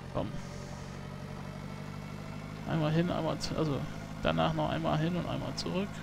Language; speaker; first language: German; native; German